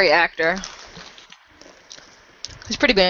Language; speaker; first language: English; native; English